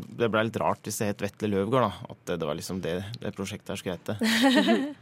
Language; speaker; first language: Norwegian; native; Norwegian